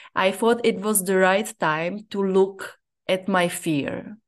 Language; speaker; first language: English; non-native, fluent; Czech